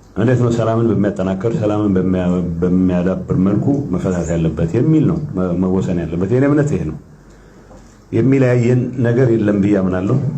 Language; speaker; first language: Amharic; non-native, local second language; Tigrinya